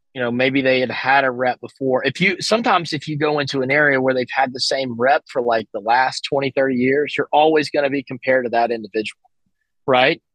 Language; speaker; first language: English; native; English